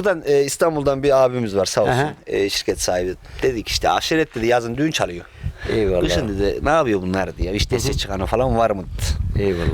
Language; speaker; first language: Turkish; native; Turkish